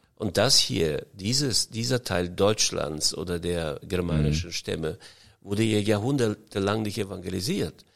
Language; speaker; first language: German; early bilingual, heritage; German